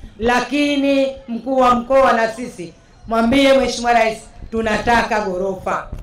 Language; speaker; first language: Swahili; native; Swahili